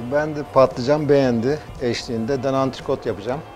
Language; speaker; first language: Turkish; native; Turkish